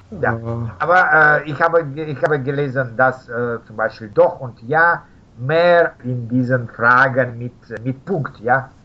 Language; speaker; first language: German; non-native, fluent; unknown